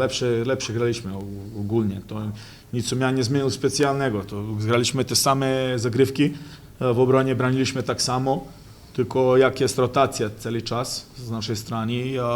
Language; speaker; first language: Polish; non-native, fluent; Serbian